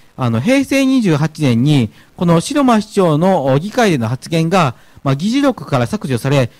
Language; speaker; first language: Japanese; native; Japanese